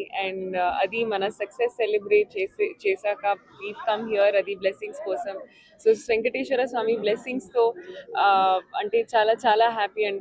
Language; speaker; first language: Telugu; non-native, learner; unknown